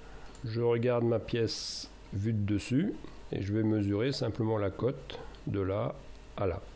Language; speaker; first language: French; native; French